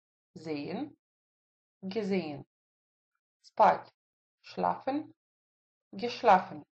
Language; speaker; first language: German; non-native, fluent; Russian